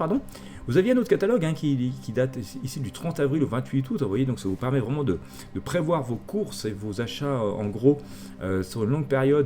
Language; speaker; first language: French; native; French